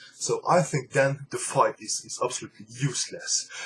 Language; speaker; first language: English; non-native, fluent; Luxembourgish